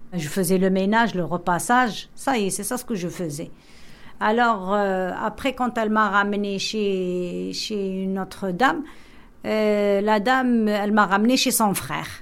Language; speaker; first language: French; non-native, local second language; Arabic